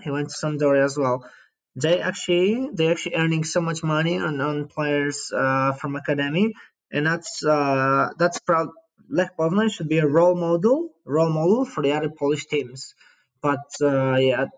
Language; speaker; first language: English; non-native, fluent; Polish